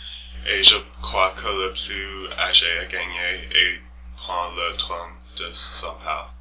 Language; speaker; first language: French; non-native, learner; English